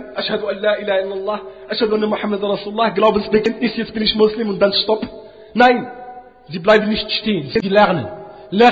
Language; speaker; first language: German; non-native, fluent; Arabic